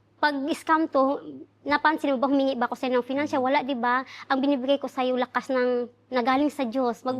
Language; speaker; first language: Filipino; native; Filipino